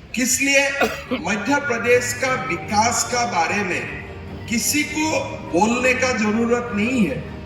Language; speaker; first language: Hindi; non-native, local second language; Assamese